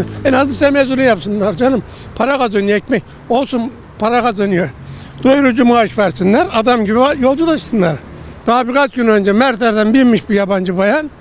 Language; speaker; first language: Turkish; native; Turkish